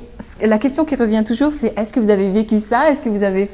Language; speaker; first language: French; native; French